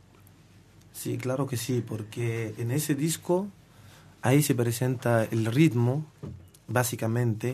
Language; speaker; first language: Spanish; non-native, fluent; Arabic